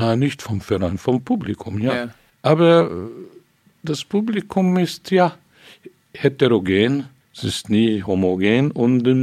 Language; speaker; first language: German; non-native, fluent; Hungarian